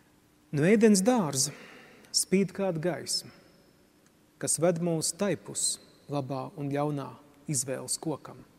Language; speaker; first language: Latvian; native; Latvian